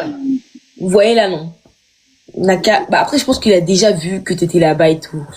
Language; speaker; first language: French; native; French